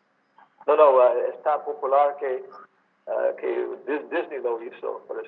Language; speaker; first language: Spanish; non-native, fluent; English